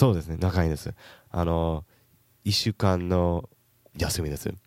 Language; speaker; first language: Japanese; non-native, learner; English